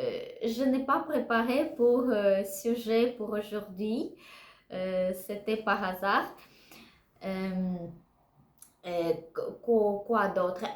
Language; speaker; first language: French; non-native, learner; Russian